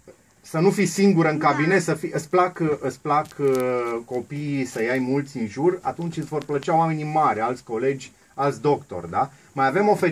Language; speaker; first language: Romanian; native; Romanian